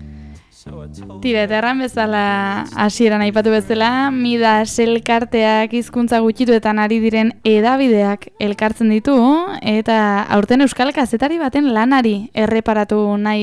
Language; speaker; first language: Basque; native; Basque